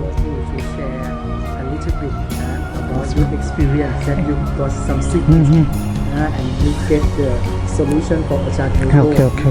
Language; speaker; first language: English; non-native, learner; Thai